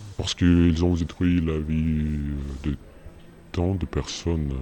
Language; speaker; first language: French; non-native, learner; Russian